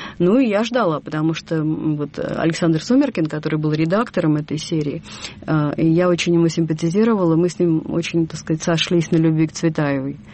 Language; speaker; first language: Russian; native; Russian